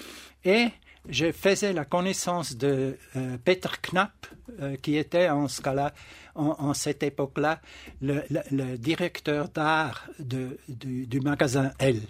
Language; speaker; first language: French; non-native, local second language; German